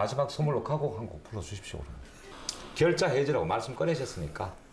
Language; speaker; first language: Korean; native; Korean